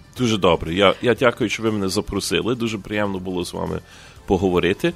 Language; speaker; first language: Ukrainian; early bilingual, heritage; Ukrainian